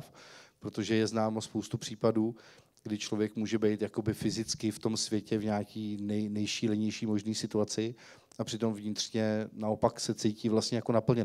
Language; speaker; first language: Czech; native; Czech